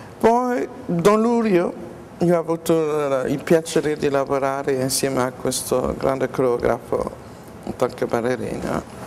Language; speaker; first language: Italian; non-native, fluent; French